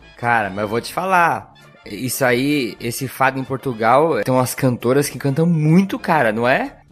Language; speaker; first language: Portuguese; native; Portuguese